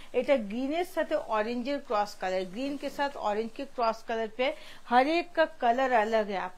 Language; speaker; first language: Hindi; non-native, local second language; Bangla